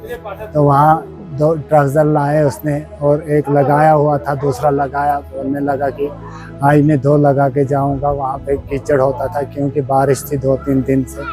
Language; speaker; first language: Hindi; non-native, local second language; Kashmiri